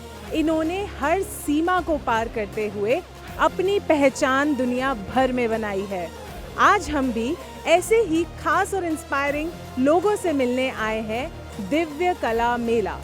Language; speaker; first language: Hindi; native; Hindi